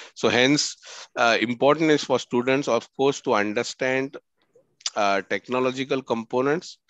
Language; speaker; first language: English; non-native, local second language; Marathi